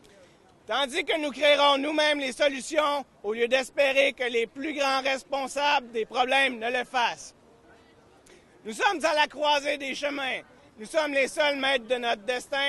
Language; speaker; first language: French; native; French